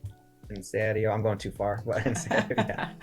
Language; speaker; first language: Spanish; non-native, learner; English